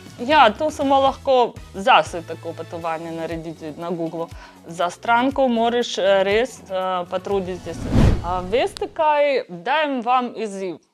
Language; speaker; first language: Slovenian; non-native, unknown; Ukrainian